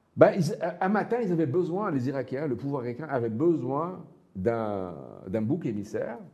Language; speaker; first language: French; non-native, local second language; Arabic